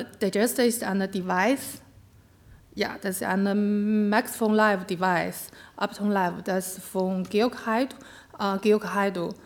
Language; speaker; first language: German; non-native, learner; Chinese